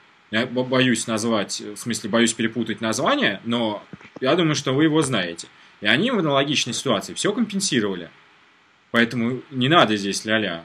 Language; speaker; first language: Russian; native; Russian